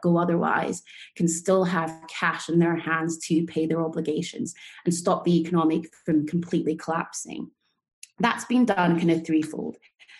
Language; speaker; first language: English; native; English